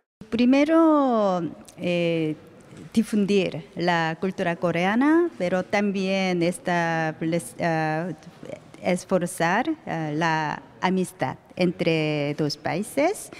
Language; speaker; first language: Spanish; non-native, learner; Korean